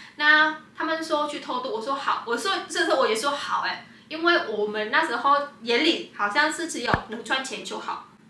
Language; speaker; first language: Chinese; non-native, fluent; Vietnamese